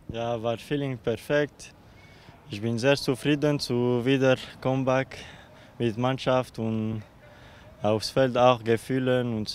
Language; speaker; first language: German; non-native, learner; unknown